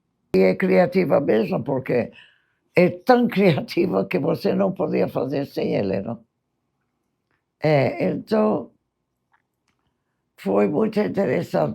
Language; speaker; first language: Portuguese; non-native, fluent; English